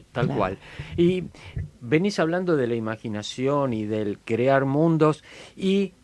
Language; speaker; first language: Spanish; native; Spanish